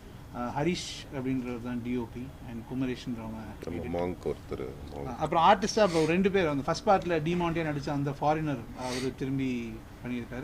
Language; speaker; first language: Tamil; native; Tamil